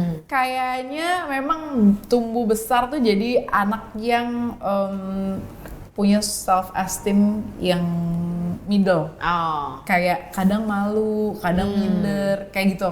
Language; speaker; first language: Indonesian; native; Indonesian